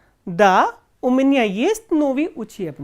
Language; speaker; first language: Russian; non-native, fluent; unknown